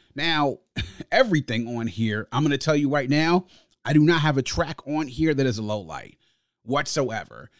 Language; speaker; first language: English; native; English